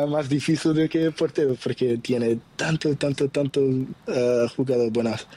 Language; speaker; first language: Spanish; non-native, learner; Portuguese